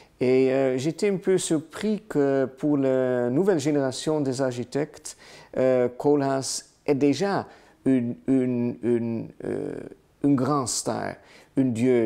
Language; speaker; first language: French; non-native, learner; Dutch